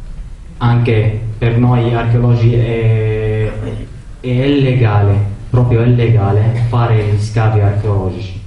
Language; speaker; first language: Italian; non-native, learner; Arabic